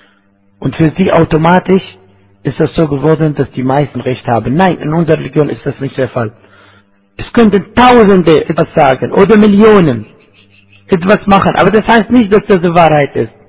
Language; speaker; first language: German; non-native, fluent; Arabic